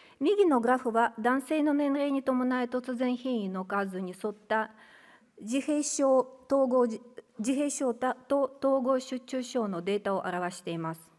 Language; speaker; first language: Japanese; non-native, fluent; Russian